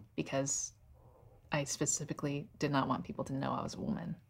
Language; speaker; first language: English; native; English